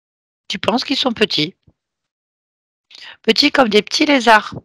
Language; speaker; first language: French; native; French